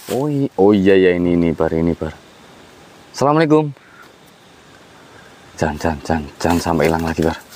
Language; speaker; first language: Indonesian; native; Indonesian